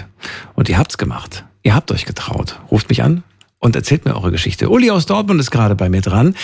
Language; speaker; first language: German; native; German